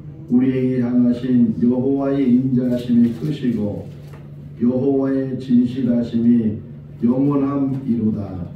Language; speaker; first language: Korean; native; Korean